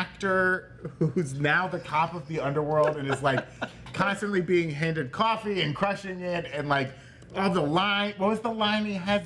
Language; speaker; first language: English; native; English